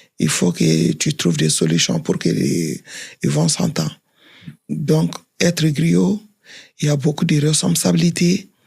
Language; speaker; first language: French; non-native, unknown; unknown